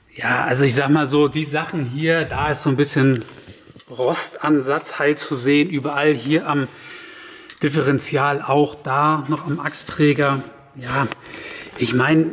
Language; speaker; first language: German; native; German